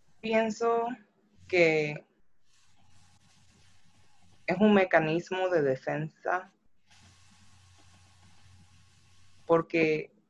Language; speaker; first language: Spanish; early bilingual, other home language; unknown